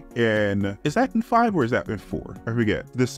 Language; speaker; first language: English; native; English